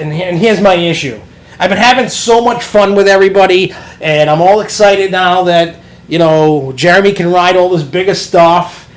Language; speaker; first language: English; native; English